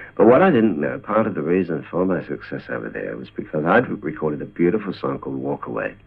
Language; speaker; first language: English; native; English